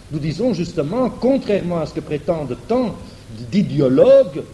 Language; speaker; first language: French; non-native, fluent; German